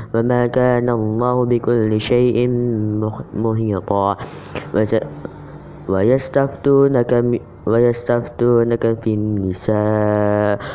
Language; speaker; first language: Arabic; non-native, learner; Indonesian